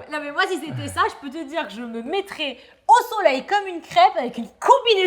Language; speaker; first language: French; native; French